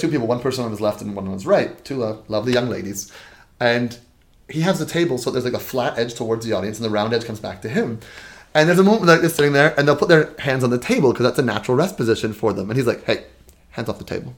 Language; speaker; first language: English; native; English